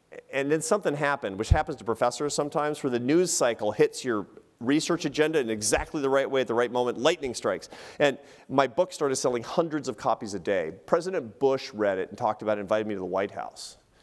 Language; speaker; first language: English; native; English